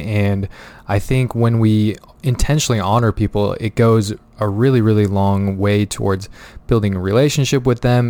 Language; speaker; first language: English; native; English